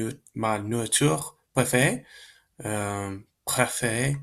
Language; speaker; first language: French; non-native, learner; Spanish